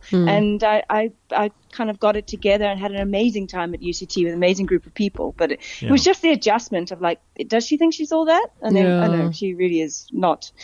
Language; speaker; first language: English; native; English